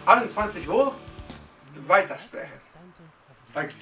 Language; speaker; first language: German; non-native, learner; Polish